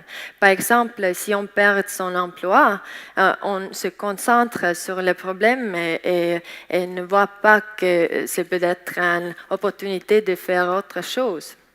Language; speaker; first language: French; non-native, learner; Estonian